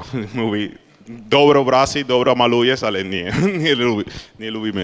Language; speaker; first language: Polish; non-native, learner; Spanish